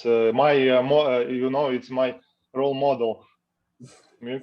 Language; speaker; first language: English; non-native, learner; Russian